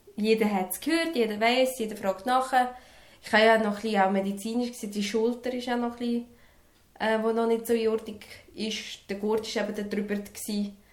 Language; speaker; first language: German; early bilingual, other home language; Serbian